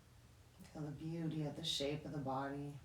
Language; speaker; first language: English; native; English